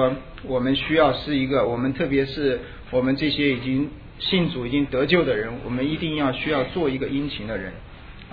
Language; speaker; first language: Chinese; native; Chinese